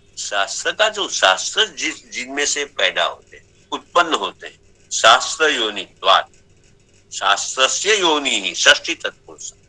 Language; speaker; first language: Hindi; non-native, local second language; Gujarati